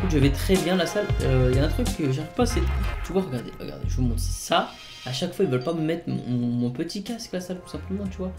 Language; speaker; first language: French; native; French